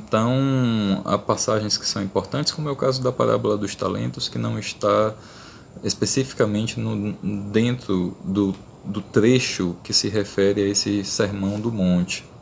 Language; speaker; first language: Portuguese; native; Portuguese